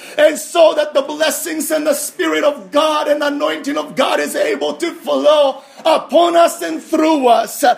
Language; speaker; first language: English; non-native, fluent; Japanese